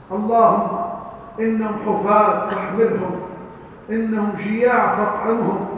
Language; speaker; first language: Urdu; non-native, learner; Arabic